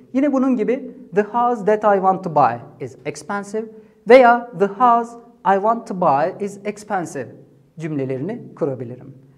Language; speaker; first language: English; non-native, fluent; Turkish